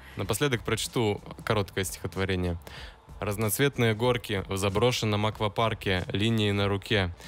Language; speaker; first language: Russian; native; Russian